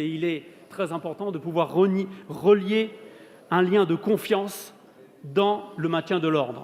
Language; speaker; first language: French; native; French